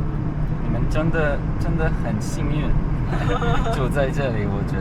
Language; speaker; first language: Chinese; non-native, learner; English